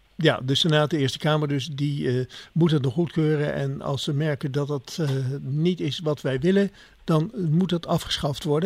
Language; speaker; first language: Dutch; native; Dutch